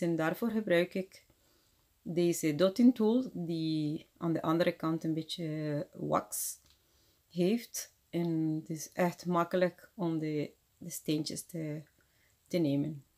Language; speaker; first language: Dutch; non-native, fluent; Spanish